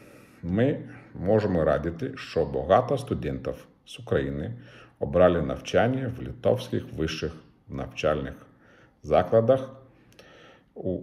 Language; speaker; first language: Ukrainian; non-native, fluent; Lithuanian